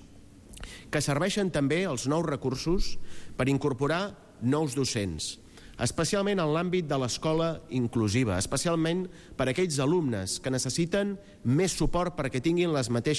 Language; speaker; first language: Catalan; native; Catalan